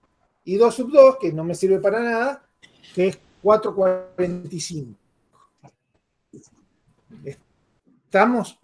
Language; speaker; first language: Spanish; native; Spanish